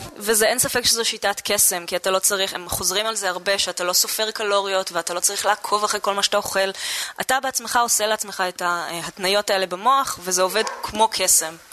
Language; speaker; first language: Hebrew; native; Hebrew